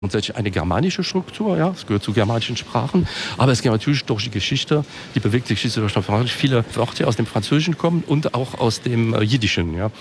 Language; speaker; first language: German; non-native, local second language; Swiss German